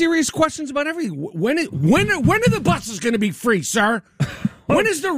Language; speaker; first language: English; native; English